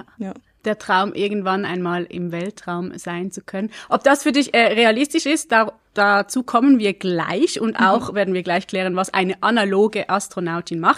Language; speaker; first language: German; native; German